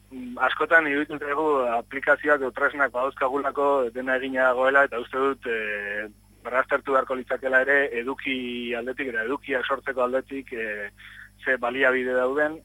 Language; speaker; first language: Basque; native; Basque